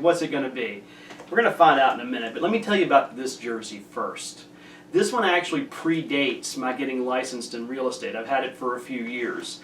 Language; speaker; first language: English; native; English